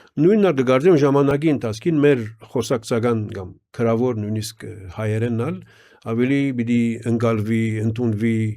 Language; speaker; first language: Armenian; early bilingual, heritage; Armenian